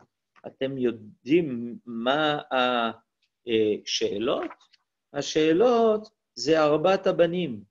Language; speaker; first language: Hebrew; non-native, fluent; French